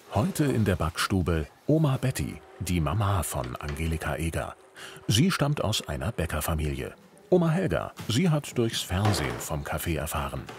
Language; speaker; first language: German; native; German